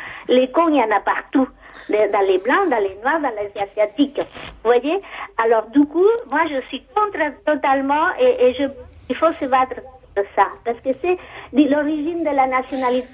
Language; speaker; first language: French; non-native, fluent; Spanish